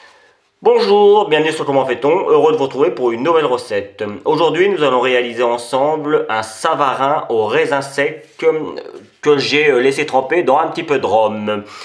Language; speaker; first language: French; native; French